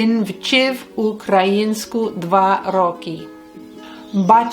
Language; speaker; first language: Ukrainian; non-native, learner; English